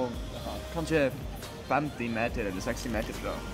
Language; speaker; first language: Norwegian; non-native, learner; English